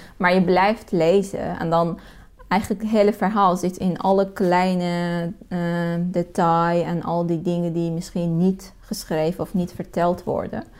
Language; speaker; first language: Dutch; non-native, fluent; Persian